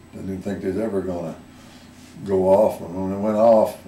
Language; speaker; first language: English; native; English